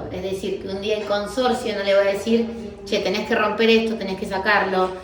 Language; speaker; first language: Spanish; native; Spanish